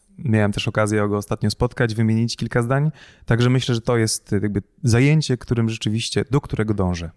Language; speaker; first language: Polish; native; Polish